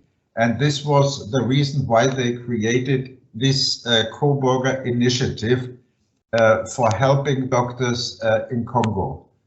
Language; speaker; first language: English; non-native, fluent; German